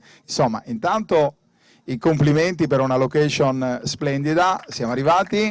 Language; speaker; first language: Italian; native; Italian